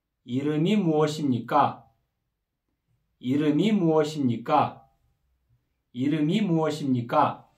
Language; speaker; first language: Korean; non-native, learner; Kyrgyz